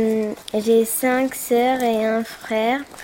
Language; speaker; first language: French; early bilingual, other home language; Pashto